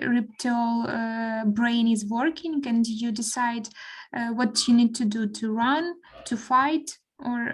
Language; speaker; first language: English; non-native, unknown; Ukrainian